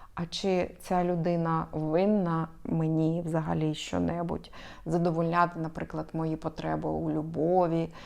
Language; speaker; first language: Ukrainian; non-native, local second language; Russian